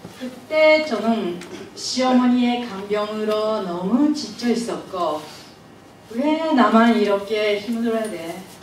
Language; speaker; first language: Korean; non-native, fluent; Japanese